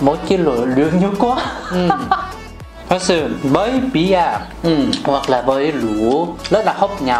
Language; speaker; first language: Vietnamese; non-native, learner; Korean